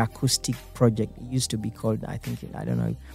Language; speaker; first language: English; non-native, local second language; Ganda